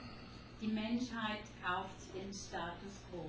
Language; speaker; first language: German; non-native, fluent; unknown